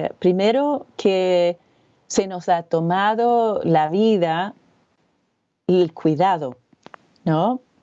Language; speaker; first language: Spanish; non-native, fluent; English